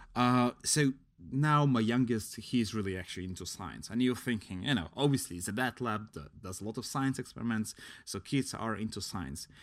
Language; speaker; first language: English; non-native, fluent; Latvian